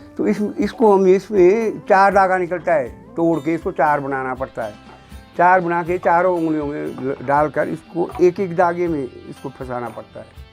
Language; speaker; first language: Hindi; non-native, local second language; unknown